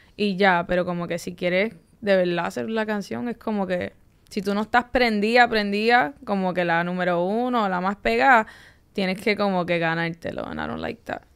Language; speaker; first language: Spanish; early bilingual, heritage; Spanish